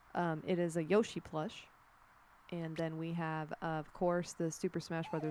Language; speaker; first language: English; native; English